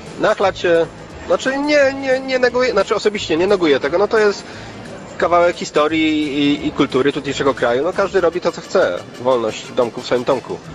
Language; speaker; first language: Polish; native; Polish